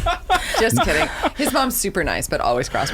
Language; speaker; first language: English; native; English